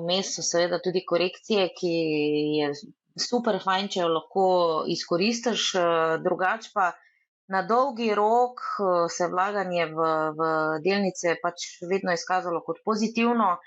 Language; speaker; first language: Slovenian; native; Slovenian